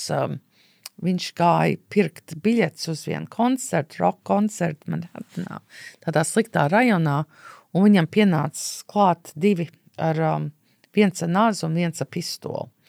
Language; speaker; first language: Latvian; early bilingual, heritage; Latvian